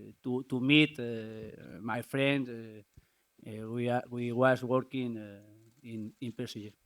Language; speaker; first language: English; non-native, learner; Spanish